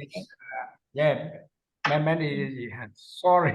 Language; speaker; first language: English; non-native, learner; Vietnamese